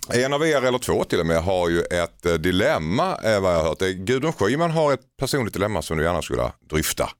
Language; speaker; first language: Swedish; native; Swedish